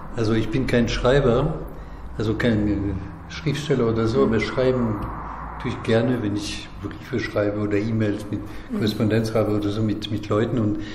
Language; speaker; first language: German; non-native, fluent; French